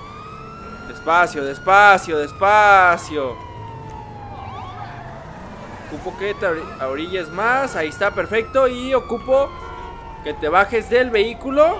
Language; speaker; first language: Spanish; native; Spanish